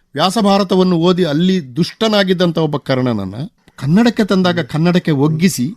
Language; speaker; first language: Kannada; non-native, local second language; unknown